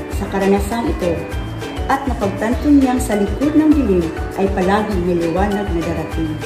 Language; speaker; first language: Filipino; non-native, local second language; Cebuano